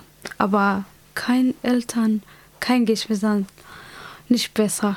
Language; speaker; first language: German; non-native, learner; Somali